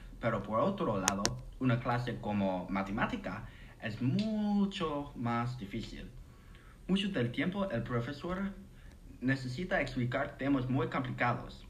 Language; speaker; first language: Spanish; non-native, learner; English